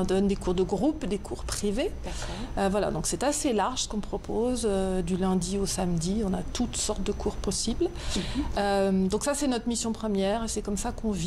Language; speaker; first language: French; native; French